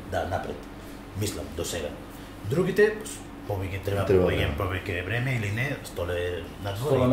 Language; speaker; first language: Macedonian; non-native, learner; Spanish